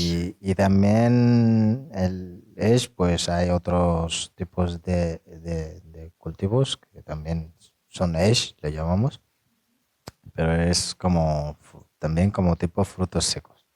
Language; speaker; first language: Spanish; non-native, fluent; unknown